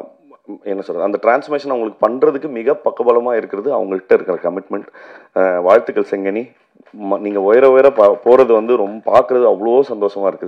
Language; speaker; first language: Tamil; native; Tamil